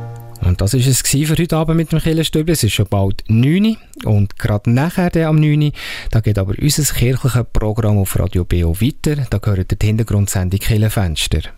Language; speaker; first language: German; native; German